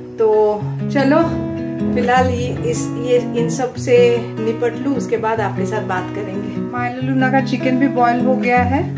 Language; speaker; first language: Hindi; non-native, local second language; Bangla